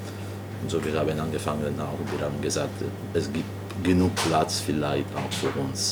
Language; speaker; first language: German; non-native, learner; Italian